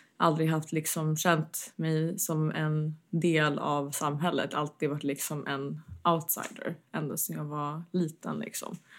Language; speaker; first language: Swedish; early bilingual, heritage; Swedish